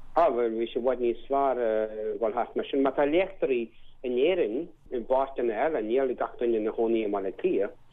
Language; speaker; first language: Irish; native; Irish